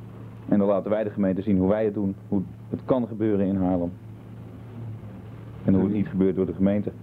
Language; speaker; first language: Dutch; native; Dutch